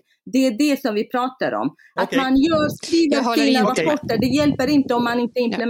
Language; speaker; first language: Swedish; non-native, fluent; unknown